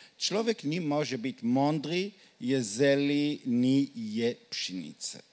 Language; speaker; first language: Polish; non-native, learner; Hebrew